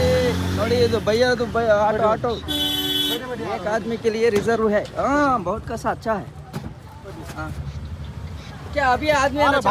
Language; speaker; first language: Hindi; non-native, learner; Kannada